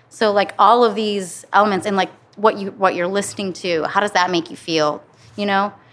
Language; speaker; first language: English; native; English